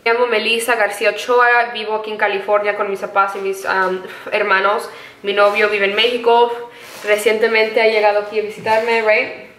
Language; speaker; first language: Spanish; early bilingual, heritage; Spanish